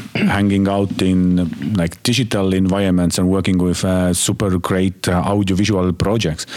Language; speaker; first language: English; non-native, fluent; Estonian